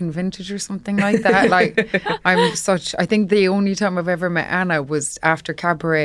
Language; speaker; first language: English; native; English